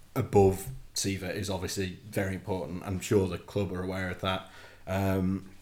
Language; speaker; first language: English; native; English